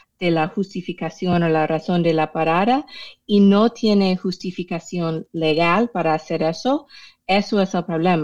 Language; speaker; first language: Spanish; non-native, fluent; English